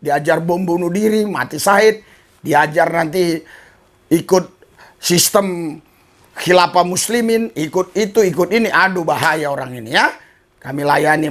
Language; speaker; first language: Indonesian; native; Indonesian